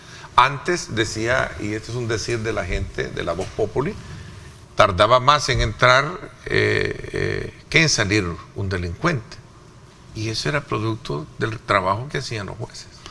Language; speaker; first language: Spanish; native; Spanish